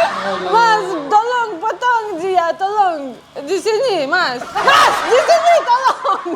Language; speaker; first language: Indonesian; non-native, learner; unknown